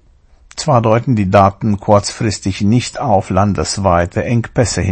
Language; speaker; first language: German; native; German